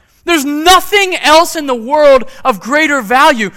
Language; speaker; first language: English; native; English